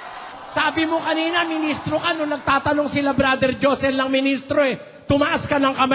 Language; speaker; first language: Filipino; native; Filipino